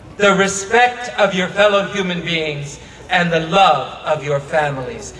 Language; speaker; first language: English; native; English